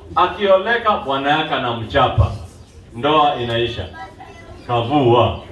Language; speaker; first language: Swahili; non-native, local second language; Luo (Kenya and Tanzania)